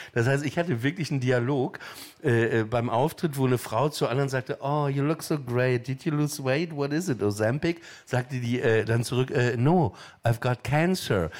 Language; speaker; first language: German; native; German